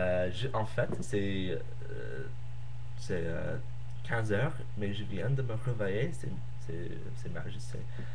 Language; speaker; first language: French; non-native, learner; English